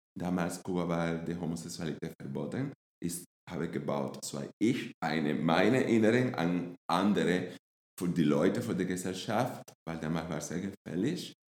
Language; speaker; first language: German; non-native, fluent; Spanish